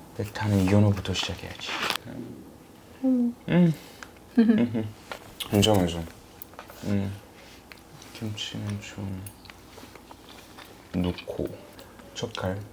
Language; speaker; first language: Korean; non-native, fluent; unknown